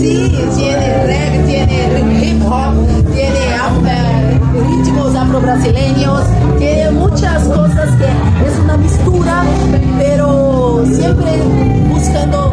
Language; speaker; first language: Spanish; non-native, fluent; Portuguese